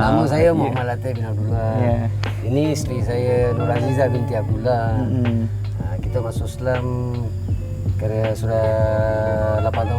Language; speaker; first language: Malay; non-native, local second language; Tamil